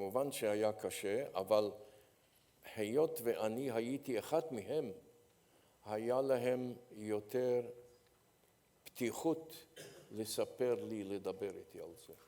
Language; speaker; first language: Hebrew; non-native, fluent; Polish